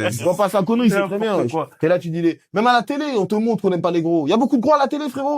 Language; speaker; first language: French; native; French